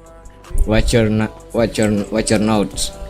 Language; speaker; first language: English; non-native, learner; Indonesian